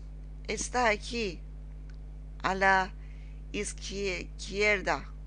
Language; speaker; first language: Spanish; non-native, learner; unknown